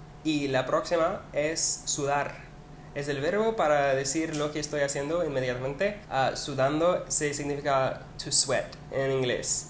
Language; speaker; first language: Spanish; non-native, learner; English